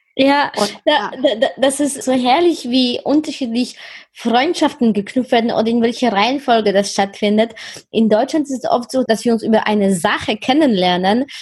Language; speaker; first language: German; non-native, fluent; Polish